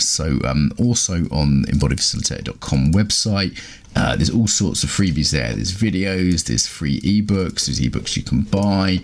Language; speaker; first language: English; native; English